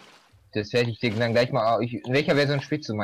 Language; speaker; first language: German; native; German